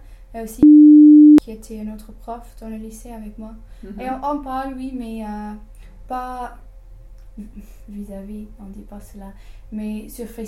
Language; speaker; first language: French; non-native, fluent; English